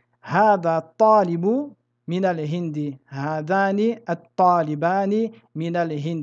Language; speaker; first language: Arabic; non-native, fluent; French